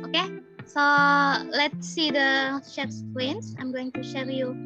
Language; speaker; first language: English; non-native, fluent; Indonesian